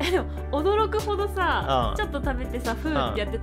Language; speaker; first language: Japanese; native; Japanese